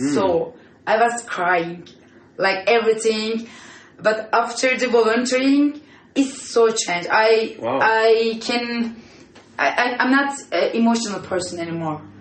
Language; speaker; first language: English; non-native, fluent; Turkish